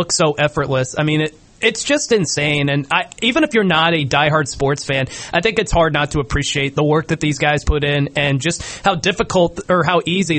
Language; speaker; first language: English; native; English